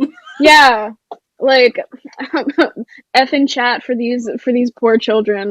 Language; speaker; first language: English; native; English